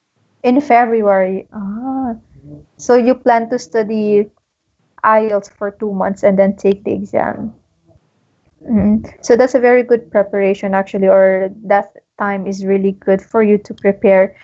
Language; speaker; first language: English; non-native, local second language; Filipino